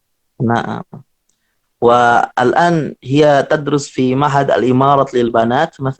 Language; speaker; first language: Arabic; non-native, fluent; Indonesian